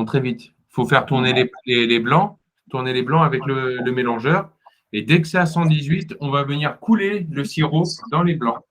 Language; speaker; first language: French; native; French